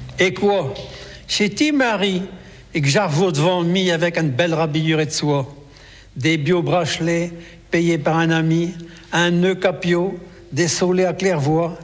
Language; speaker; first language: French; native; French